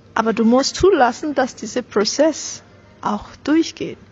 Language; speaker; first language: German; non-native, fluent; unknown